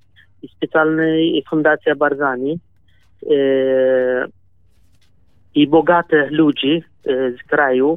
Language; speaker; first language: Polish; non-native, learner; Kurdish